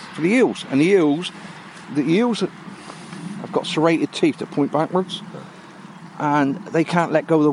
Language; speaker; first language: English; native; English